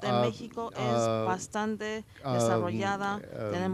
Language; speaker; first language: Spanish; non-native, learner; Chinese